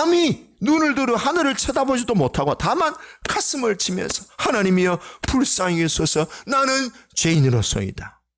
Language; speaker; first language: Korean; native; Korean